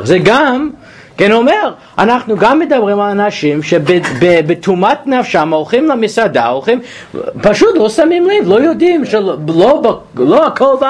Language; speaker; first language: Hebrew; non-native, fluent; English